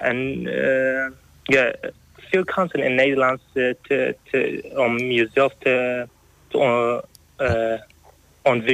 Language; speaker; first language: Dutch; non-native, learner; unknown